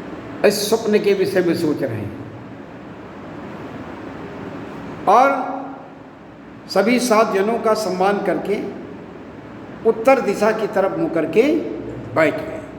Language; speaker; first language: Hindi; native; Hindi